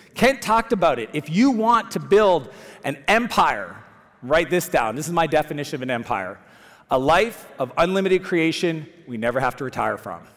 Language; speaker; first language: English; native; English